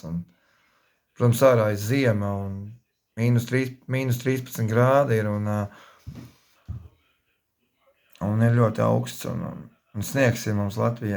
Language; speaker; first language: Latvian; native; Latvian